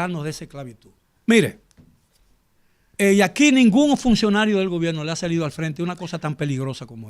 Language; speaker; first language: Spanish; native; Spanish